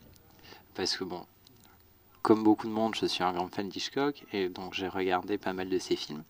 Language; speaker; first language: French; native; French